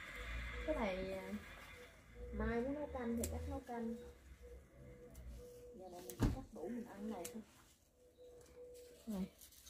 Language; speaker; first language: Vietnamese; native; Vietnamese